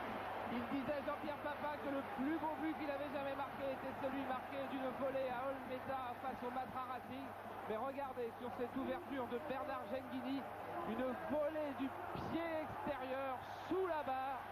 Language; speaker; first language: French; native; French